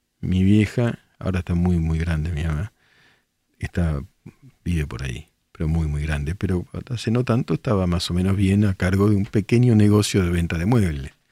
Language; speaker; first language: Spanish; native; Spanish